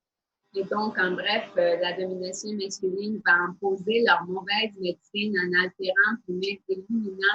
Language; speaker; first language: French; native; French